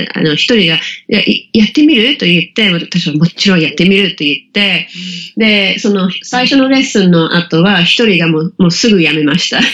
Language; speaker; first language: Japanese; non-native, fluent; English